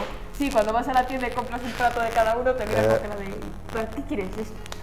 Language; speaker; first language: Spanish; native; Spanish